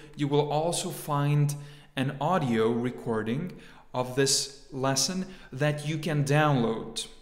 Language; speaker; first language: English; non-native, fluent; Lithuanian